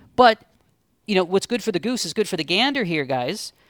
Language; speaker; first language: English; native; English